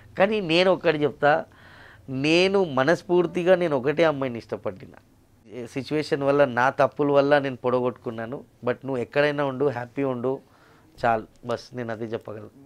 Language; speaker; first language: Telugu; non-native, local second language; Urdu